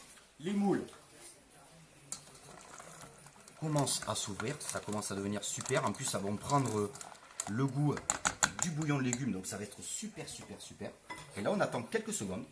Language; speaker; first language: French; native; French